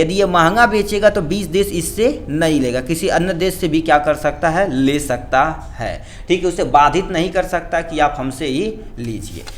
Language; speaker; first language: Hindi; native; Hindi